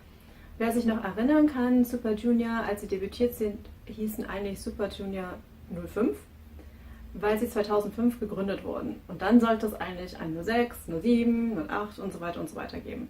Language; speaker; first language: German; native; German